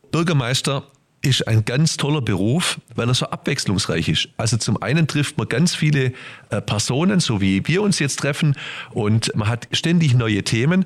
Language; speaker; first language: German; native; German